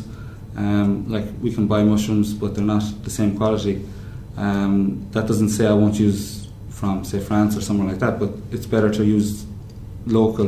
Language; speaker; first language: English; native; English